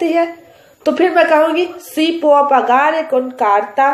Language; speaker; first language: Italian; non-native, fluent; Urdu